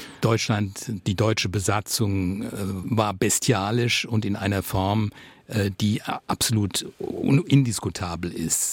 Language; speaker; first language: German; native; German